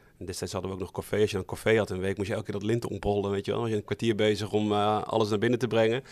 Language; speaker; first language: Dutch; native; Dutch